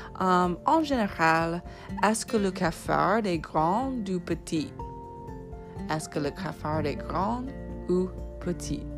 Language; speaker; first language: French; non-native, fluent; English